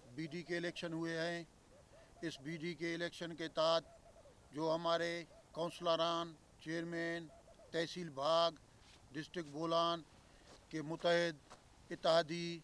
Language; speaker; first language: Urdu; non-native, local second language; Baluchi